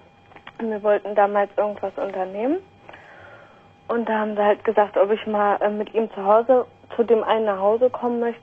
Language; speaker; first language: German; native; German